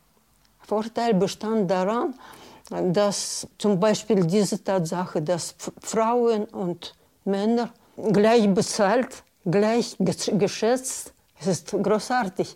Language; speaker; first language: German; non-native, learner; Russian